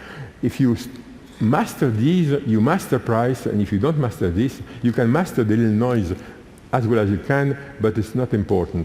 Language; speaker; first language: English; non-native, fluent; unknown